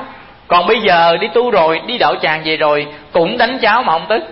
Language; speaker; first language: Vietnamese; native; Vietnamese